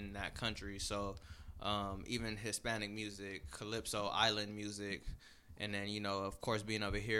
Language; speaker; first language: English; native; English